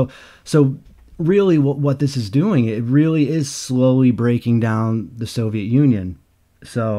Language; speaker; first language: English; native; English